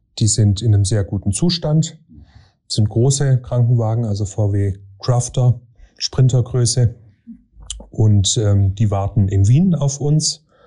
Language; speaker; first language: German; native; German